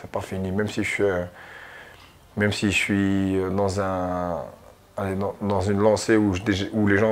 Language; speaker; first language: French; early bilingual, other home language; Arabic